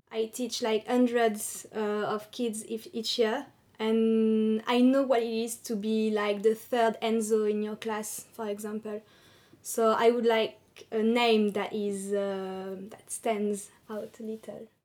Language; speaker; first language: English; non-native, fluent; French